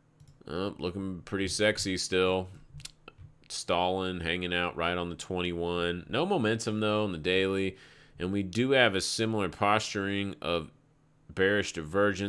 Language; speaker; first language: English; native; English